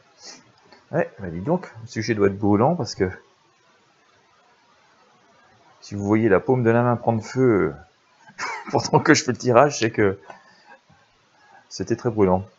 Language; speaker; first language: French; native; French